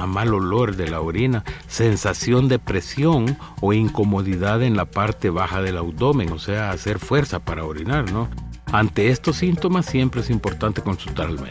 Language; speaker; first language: Spanish; native; Spanish